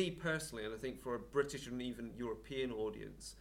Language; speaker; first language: English; native; English